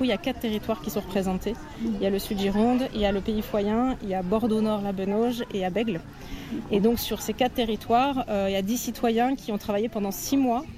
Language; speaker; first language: French; native; French